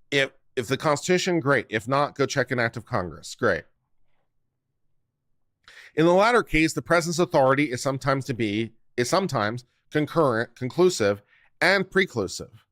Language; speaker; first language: English; native; English